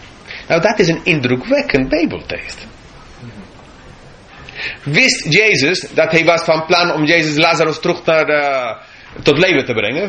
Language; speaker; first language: Dutch; non-native, fluent; English